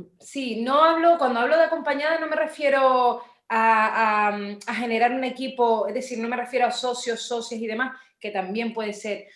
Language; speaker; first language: Spanish; native; Spanish